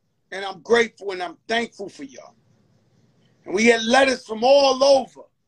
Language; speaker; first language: English; early bilingual, other home language; Spanish